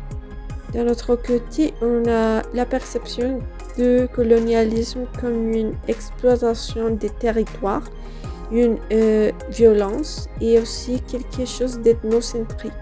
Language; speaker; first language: French; non-native, fluent; Spanish